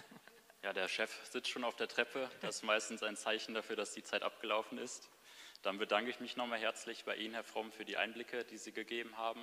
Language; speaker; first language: German; native; German